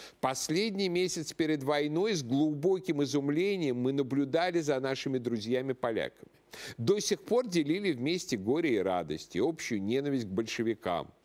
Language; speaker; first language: Russian; native; Russian